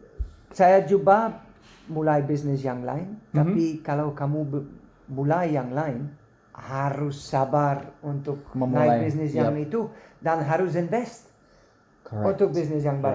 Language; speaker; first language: Indonesian; non-native, learner; Dutch